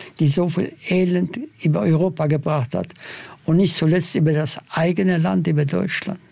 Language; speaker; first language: German; non-native, fluent; Polish